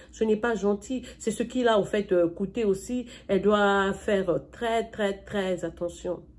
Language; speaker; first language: French; non-native, local second language; Lingala